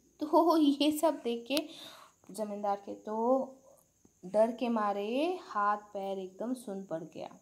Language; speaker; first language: Hindi; non-native, local second language; Bangla